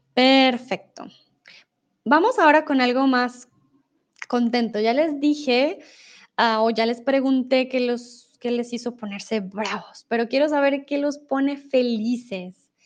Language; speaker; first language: Spanish; native; Spanish